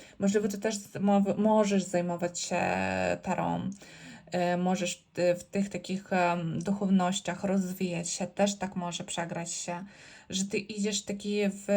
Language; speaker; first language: Polish; non-native, learner; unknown